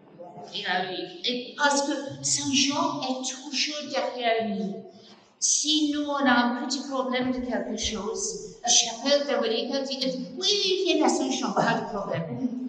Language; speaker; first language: French; non-native, fluent; English